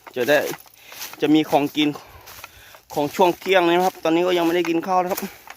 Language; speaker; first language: Thai; native; Thai